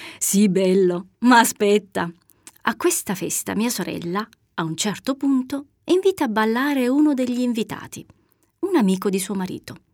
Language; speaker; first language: Italian; native; Italian